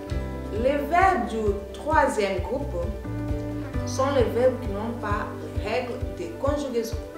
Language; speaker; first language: French; non-native, fluent; Portuguese